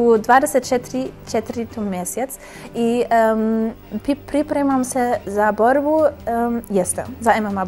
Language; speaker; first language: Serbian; early bilingual, heritage; German